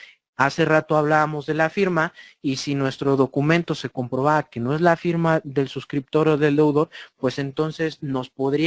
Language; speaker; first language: Spanish; native; Spanish